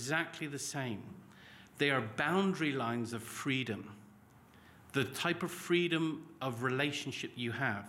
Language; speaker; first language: English; native; English